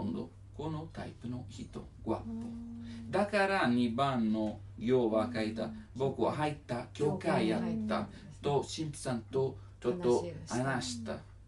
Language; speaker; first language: Japanese; non-native, learner; Italian